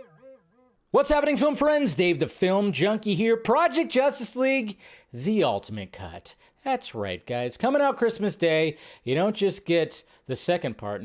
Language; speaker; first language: English; native; English